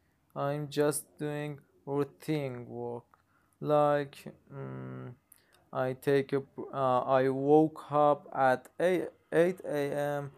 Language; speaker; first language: English; non-native, learner; Persian